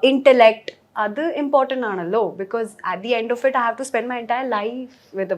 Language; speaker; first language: Malayalam; early bilingual, heritage; Malayalam